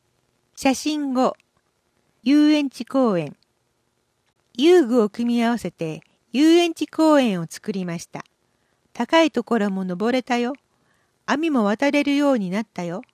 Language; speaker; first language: Japanese; native; Japanese